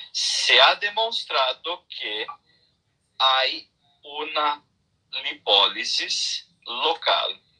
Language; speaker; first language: Spanish; non-native, learner; Portuguese